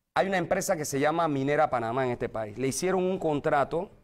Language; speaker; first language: Spanish; native; Spanish